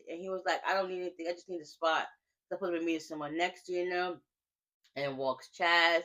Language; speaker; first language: English; native; English